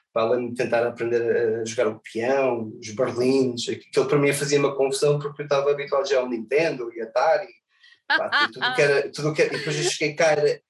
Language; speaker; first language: Portuguese; early bilingual, other home language; English